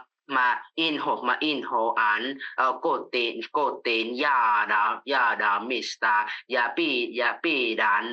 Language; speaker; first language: Finnish; non-native, learner; Vietnamese